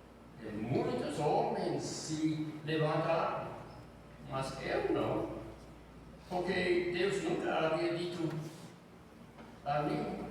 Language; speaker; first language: Portuguese; non-native, fluent; English